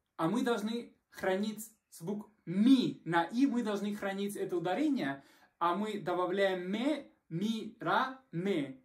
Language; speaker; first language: Russian; non-native, fluent; Spanish